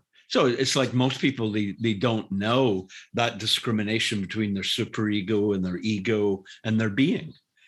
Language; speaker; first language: English; native; English